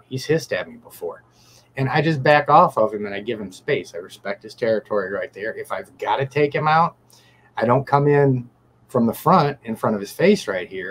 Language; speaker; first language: English; native; English